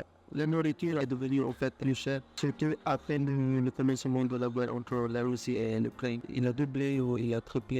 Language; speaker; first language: French; non-native, fluent; Filipino